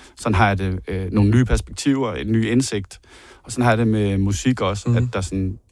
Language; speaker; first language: Danish; native; Danish